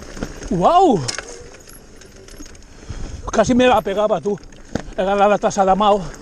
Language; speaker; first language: Spanish; native; Spanish